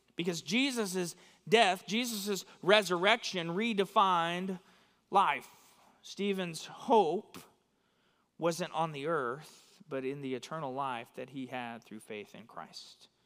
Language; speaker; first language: English; native; English